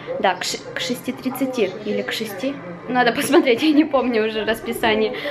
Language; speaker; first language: Russian; early bilingual, heritage; Russian